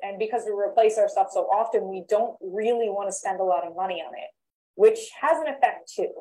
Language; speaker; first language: English; native; English